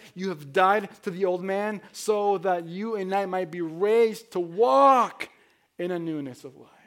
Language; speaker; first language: English; non-native, fluent; Spanish